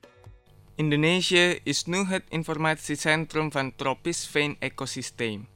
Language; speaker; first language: Dutch; non-native, fluent; Indonesian